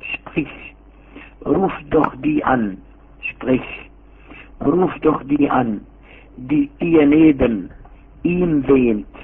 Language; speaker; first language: German; non-native, fluent; Arabic